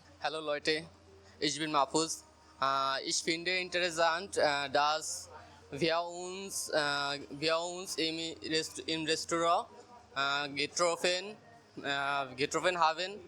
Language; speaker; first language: German; non-native, learner; Bangla